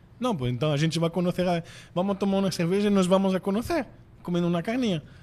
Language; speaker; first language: Portuguese; non-native, fluent; French